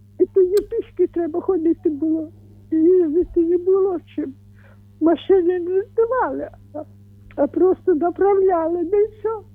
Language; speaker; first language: Ukrainian; native; Ukrainian